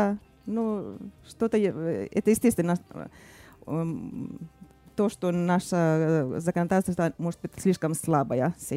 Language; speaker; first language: Russian; non-native, fluent; Finnish